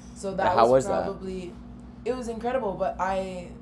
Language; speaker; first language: English; native; English